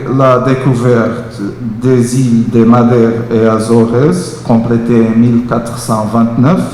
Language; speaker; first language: French; non-native, fluent; Portuguese